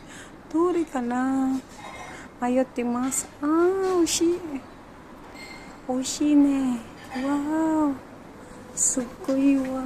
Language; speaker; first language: Japanese; non-native, learner; Filipino